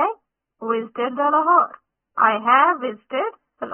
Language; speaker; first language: English; non-native, local second language; Urdu